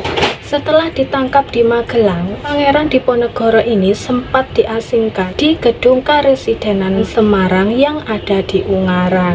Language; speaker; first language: Indonesian; native; Indonesian